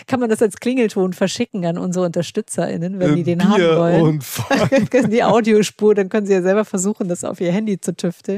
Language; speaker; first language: German; native; German